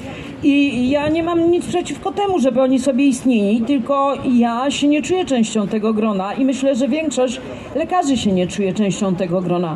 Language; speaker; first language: Polish; native; Polish